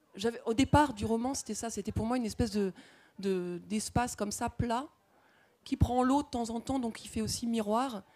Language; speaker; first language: French; native; French